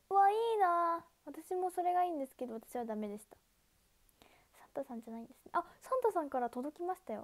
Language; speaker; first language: Japanese; native; Japanese